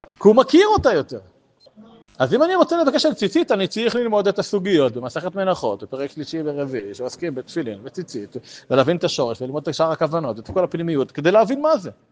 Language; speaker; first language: Hebrew; native; Hebrew